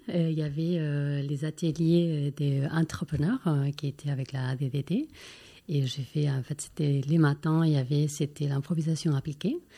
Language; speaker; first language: French; non-native, fluent; Spanish